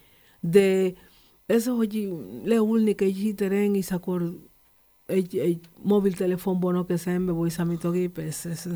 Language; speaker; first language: Hungarian; non-native, fluent; Spanish